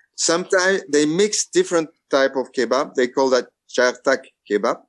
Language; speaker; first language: English; non-native, fluent; French